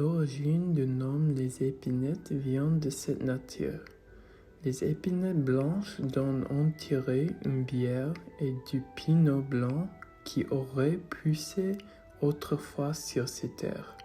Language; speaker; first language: French; non-native, learner; English